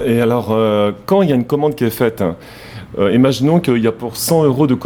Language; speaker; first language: French; native; French